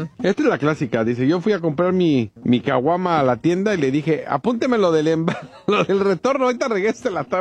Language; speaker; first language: Spanish; native; Spanish